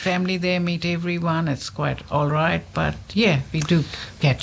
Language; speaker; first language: English; non-native, local second language; Hindi